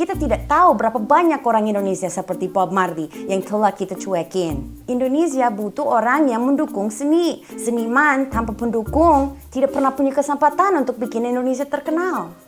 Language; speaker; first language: Indonesian; non-native, fluent; English